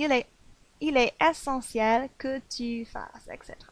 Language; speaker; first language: French; non-native, fluent; English